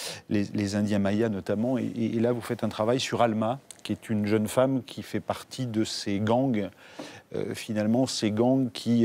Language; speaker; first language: French; native; French